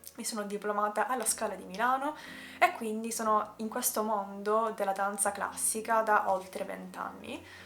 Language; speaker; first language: Italian; native; Italian